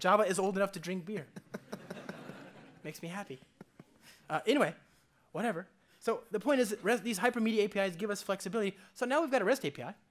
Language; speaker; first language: English; native; English